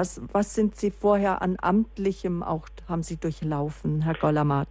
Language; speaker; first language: German; native; German